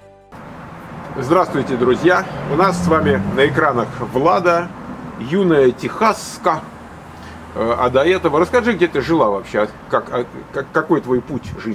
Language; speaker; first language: Russian; native; Russian